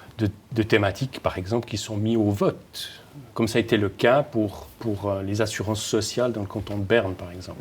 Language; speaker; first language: French; native; French